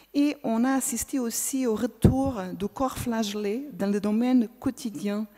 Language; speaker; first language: French; non-native, fluent; Portuguese